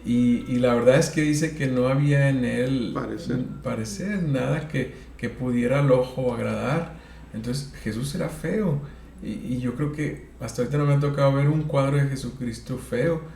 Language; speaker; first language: Spanish; native; Spanish